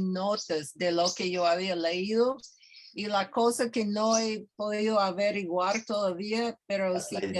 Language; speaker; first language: Spanish; non-native, fluent; English